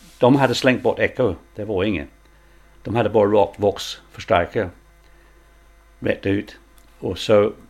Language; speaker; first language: Swedish; non-native, fluent; English